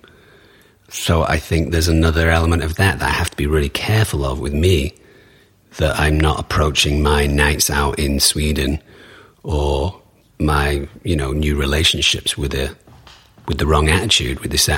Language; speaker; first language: English; native; English